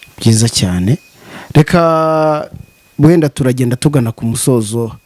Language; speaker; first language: Kinyarwanda; native; Kinyarwanda